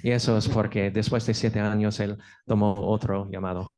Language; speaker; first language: Spanish; non-native, fluent; English